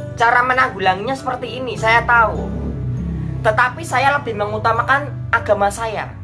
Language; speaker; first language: Indonesian; non-native, local second language; Javanese